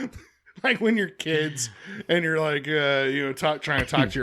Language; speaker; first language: English; native; English